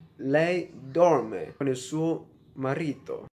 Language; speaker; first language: Italian; non-native, learner; Vietnamese